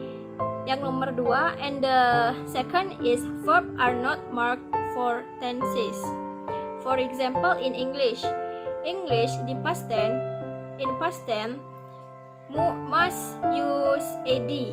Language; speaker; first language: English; non-native, learner; Indonesian